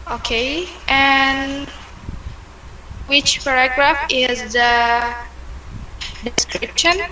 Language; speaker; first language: English; non-native, learner; Indonesian